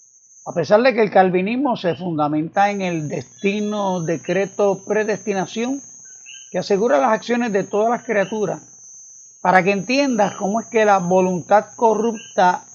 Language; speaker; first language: Spanish; native; Spanish